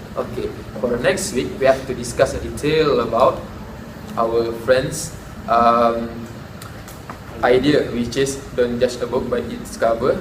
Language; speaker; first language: English; non-native, local second language; Malay